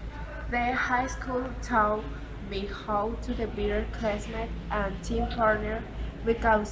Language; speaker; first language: English; non-native, learner; Spanish